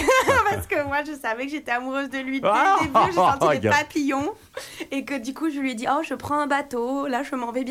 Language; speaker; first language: French; native; French